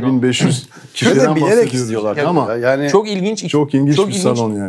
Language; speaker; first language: Turkish; non-native, fluent; French